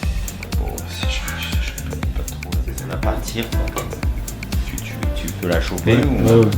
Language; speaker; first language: French; native; French